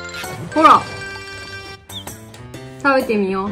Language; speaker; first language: Japanese; native; Japanese